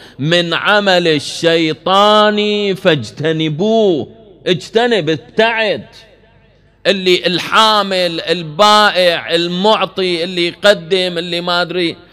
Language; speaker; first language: Arabic; native; Arabic